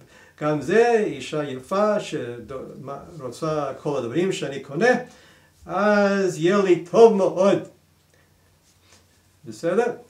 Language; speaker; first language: Hebrew; non-native, fluent; English